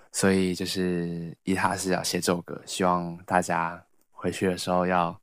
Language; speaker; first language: Chinese; native; Chinese